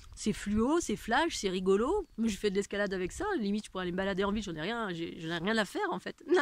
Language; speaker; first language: French; native; French